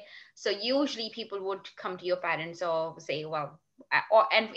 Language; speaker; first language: English; non-native, local second language; Urdu